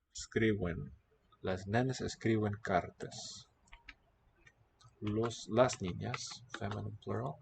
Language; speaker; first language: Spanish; non-native, learner; English